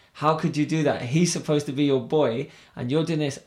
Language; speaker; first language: English; native; English